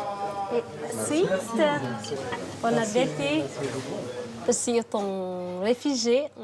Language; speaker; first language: French; non-native, learner; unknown